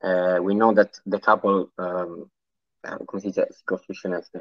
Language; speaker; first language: English; non-native, learner; Italian